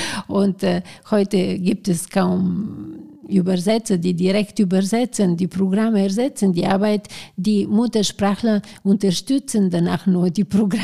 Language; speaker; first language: German; non-native, fluent; Bulgarian